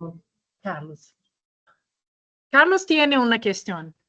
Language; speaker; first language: Spanish; non-native, learner; Portuguese